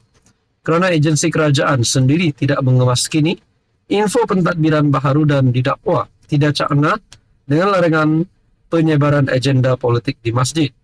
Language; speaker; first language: Malay; native; Malay